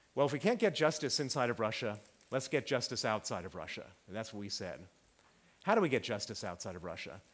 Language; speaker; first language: English; native; English